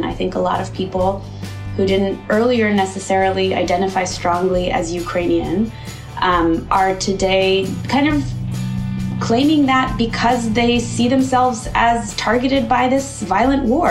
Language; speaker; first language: English; early bilingual, other home language; Ukrainian